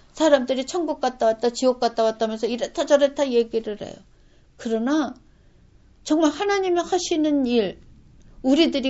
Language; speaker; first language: Korean; native; Korean